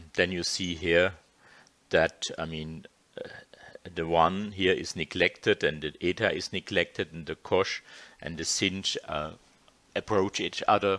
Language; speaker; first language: English; non-native, fluent; German